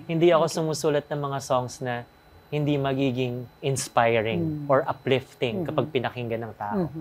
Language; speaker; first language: Filipino; native; Filipino